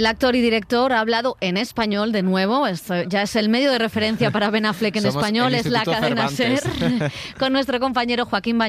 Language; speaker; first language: Spanish; native; Spanish